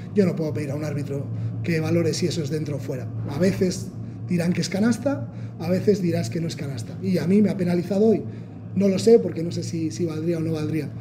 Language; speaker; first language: Spanish; non-native, local second language; Basque